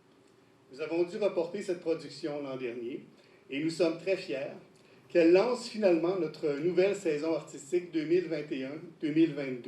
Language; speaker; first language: French; native; French